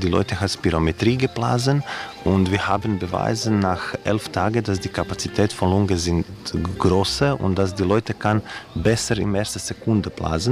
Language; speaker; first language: German; non-native, learner; Croatian